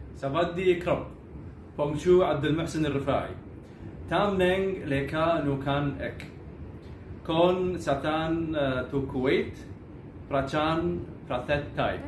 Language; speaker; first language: Thai; non-native, learner; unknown